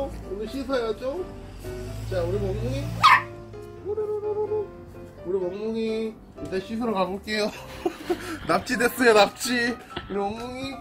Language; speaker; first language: Korean; native; Korean